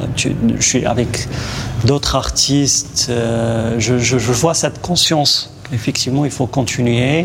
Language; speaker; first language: French; non-native, local second language; Arabic